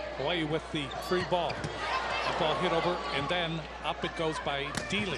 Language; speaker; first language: English; native; English